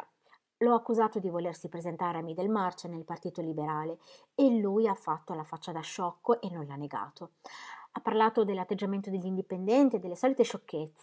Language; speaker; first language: Italian; native; Italian